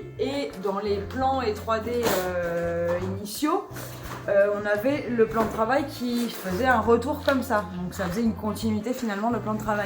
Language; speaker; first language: French; native; French